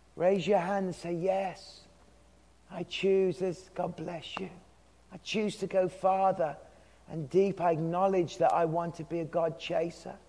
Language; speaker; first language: English; native; English